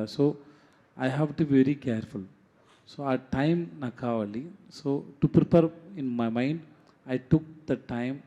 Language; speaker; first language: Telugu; non-native, learner; Tamil